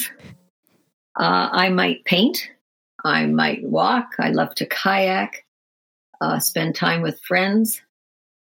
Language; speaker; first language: English; native; English